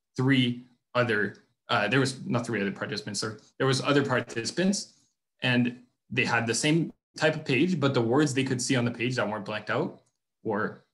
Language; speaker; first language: English; non-native, fluent; French